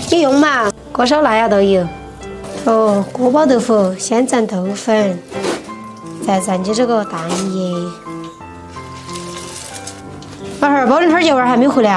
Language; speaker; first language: Chinese; native; Chinese